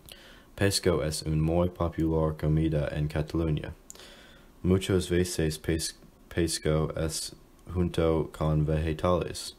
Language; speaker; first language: Spanish; non-native, learner; English